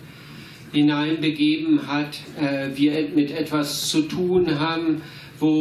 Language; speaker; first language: German; native; German